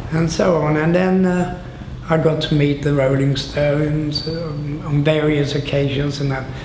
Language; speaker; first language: English; non-native, fluent; Swedish